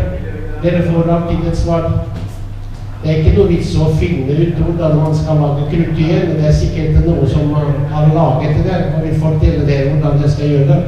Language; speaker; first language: Norwegian; non-native, fluent; Italian